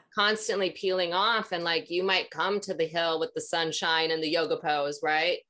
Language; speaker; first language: English; native; English